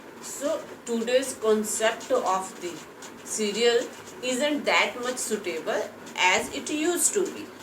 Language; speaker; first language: English; non-native, local second language; Hindi